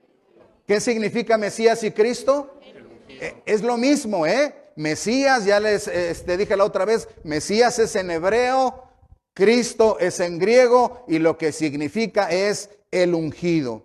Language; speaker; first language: Spanish; native; Spanish